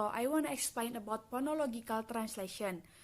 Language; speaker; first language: English; non-native, learner; Indonesian